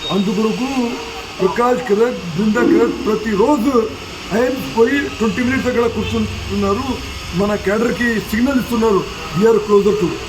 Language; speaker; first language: Telugu; non-native, local second language; Urdu